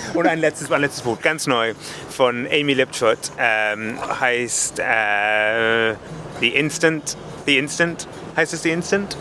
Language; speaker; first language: German; non-native, fluent; English